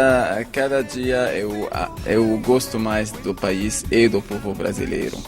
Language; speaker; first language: Portuguese; non-native, fluent; Arabic